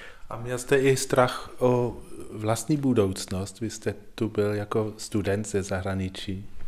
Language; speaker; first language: Czech; non-native, fluent; English